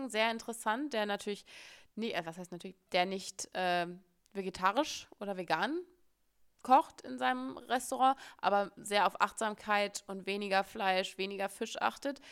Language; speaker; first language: German; native; German